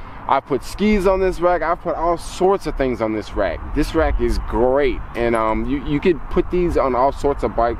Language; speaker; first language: English; native; English